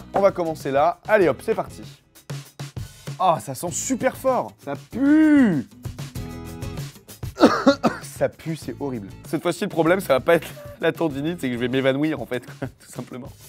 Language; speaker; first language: French; native; French